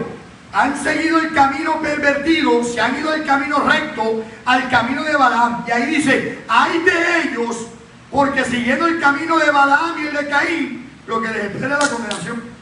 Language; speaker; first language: Spanish; native; Spanish